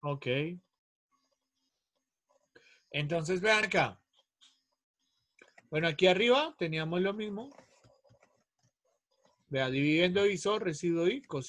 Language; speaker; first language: Spanish; native; Spanish